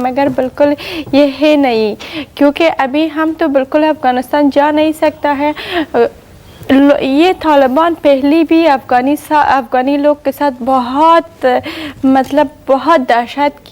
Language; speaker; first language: Hindi; non-native, learner; Persian